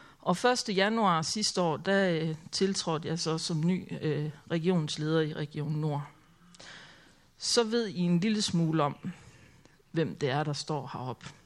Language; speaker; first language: Danish; native; Danish